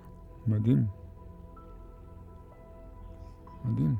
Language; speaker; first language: Hebrew; native; Hebrew